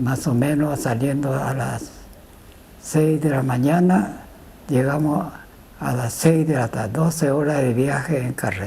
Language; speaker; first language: Spanish; early bilingual, other home language; Japanese